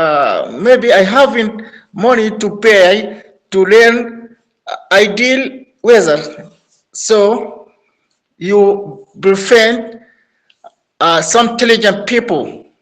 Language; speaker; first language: English; non-native, learner; Arabic